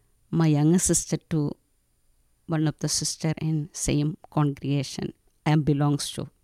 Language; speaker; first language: English; non-native, local second language; Malayalam